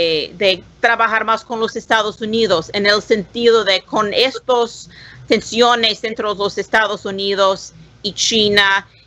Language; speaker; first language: Spanish; non-native, learner; English